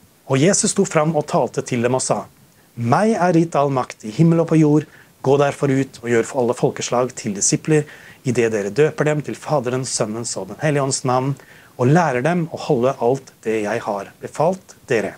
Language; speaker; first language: Norwegian; native; Norwegian